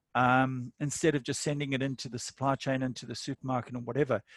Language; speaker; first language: English; native; English